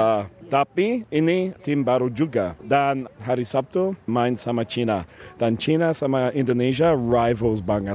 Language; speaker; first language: Indonesian; non-native, fluent; English